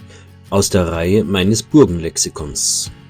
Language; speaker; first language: German; native; German